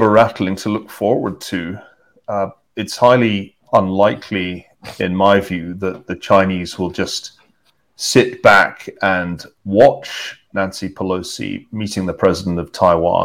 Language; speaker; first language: English; native; English